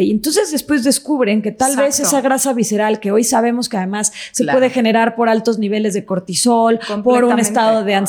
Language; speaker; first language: Spanish; native; Spanish